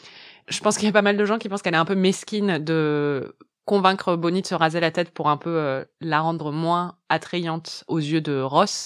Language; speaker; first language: French; native; French